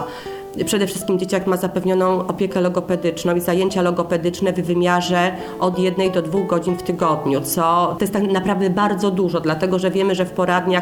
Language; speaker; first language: Polish; native; Polish